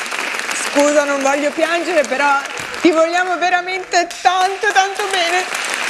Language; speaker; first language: Italian; native; Italian